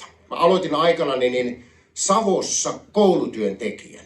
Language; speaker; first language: Finnish; native; Finnish